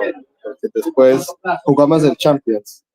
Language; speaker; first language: Spanish; non-native, learner; English